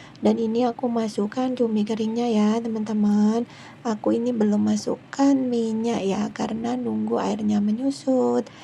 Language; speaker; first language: Indonesian; non-native, local second language; Javanese